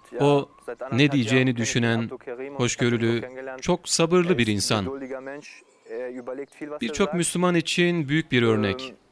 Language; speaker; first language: Turkish; non-native, fluent; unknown